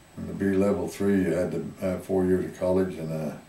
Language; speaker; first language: English; native; English